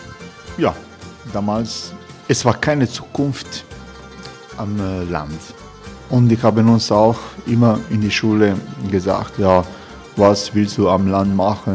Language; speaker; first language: German; non-native, fluent; Croatian